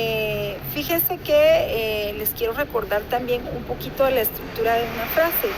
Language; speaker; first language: Spanish; native; Spanish